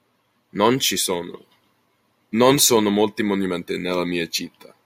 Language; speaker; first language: Italian; non-native, learner; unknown